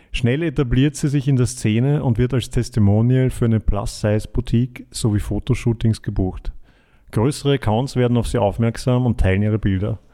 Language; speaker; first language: German; native; German